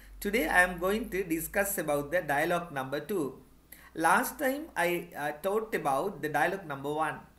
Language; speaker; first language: English; non-native, local second language; Sinhala